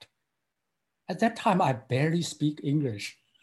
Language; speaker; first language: English; non-native, fluent; Chinese